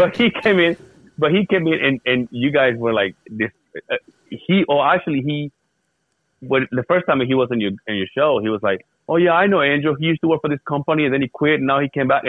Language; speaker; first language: English; non-native, fluent; Spanish